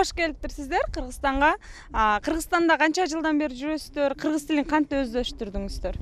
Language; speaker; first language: Kyrgyz; native; Kyrgyz